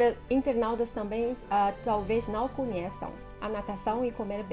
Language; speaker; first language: Portuguese; non-native, fluent; Chinese